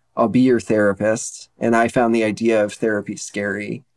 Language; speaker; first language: English; early bilingual, other home language; Russian